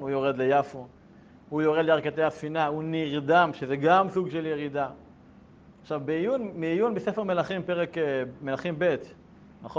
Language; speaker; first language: Hebrew; native; Hebrew